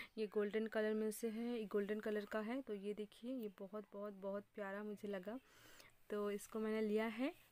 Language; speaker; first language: Hindi; non-native, local second language; Bangla